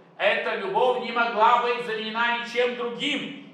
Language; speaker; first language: Russian; native; Russian